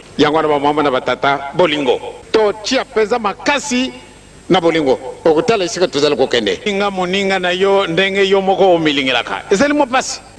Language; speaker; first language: Lingala; non-native, local second language; Kongo